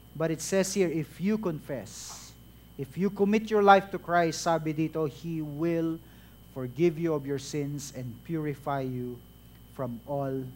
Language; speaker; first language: English; non-native, local second language; Filipino